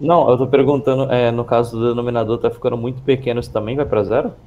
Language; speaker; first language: Portuguese; native; Portuguese